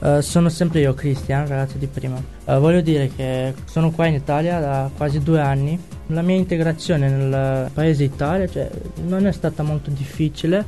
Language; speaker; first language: Italian; non-native, learner; Romanian